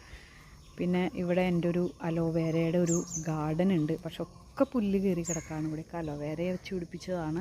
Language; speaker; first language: Malayalam; native; Malayalam